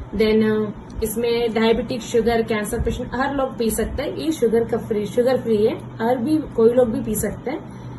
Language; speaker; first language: Hindi; non-native, local second language; Kannada